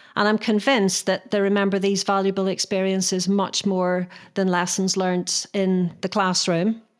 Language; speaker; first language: English; native; English